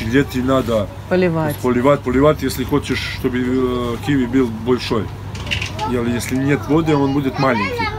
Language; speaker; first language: Russian; non-native, learner; Serbian